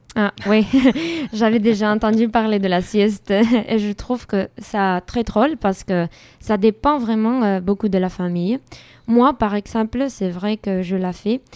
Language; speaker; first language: French; non-native, fluent; Spanish